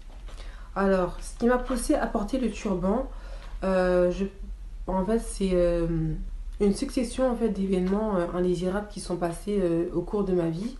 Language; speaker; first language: French; early bilingual, other home language; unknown